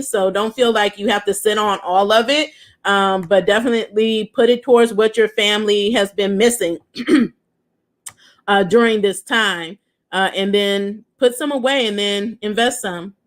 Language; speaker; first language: English; native; English